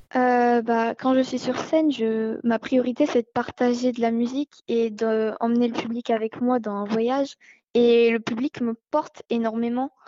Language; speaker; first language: French; native; French